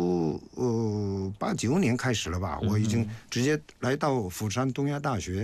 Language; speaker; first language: Chinese; non-native, fluent; Korean